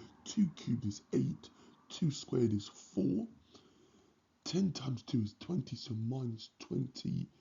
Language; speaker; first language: English; native; English